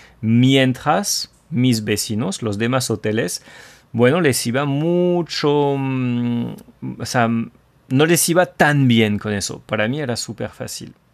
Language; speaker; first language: Spanish; non-native, fluent; French